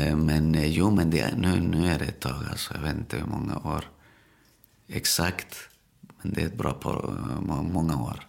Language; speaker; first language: Swedish; early bilingual, other home language; Spanish